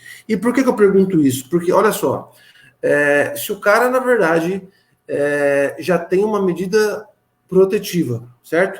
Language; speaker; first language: Portuguese; native; Portuguese